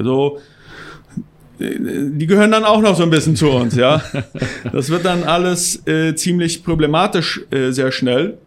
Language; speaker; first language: German; non-native, local second language; Plautdietsch